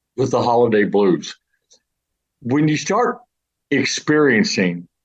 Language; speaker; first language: English; native; English